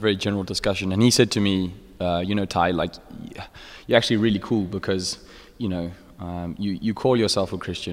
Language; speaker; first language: English; native; English